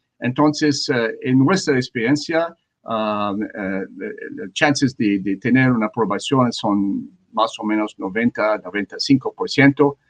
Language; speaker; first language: Spanish; non-native, learner; French